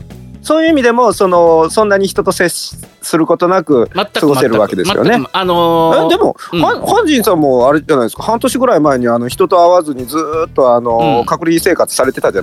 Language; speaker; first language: Japanese; native; Japanese